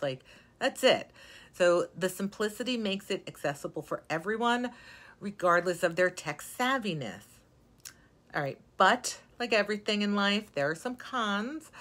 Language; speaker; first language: English; native; English